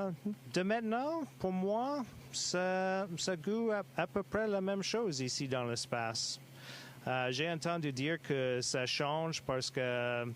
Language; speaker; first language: French; non-native, fluent; English